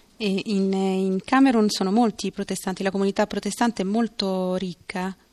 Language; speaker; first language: Italian; native; Italian